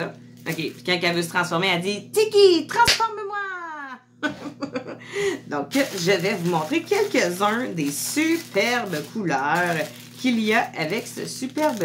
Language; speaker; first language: French; native; French